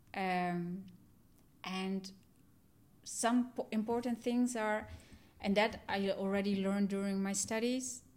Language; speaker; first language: English; non-native, fluent; Dutch